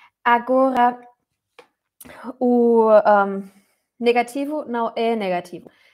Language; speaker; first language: Portuguese; non-native, fluent; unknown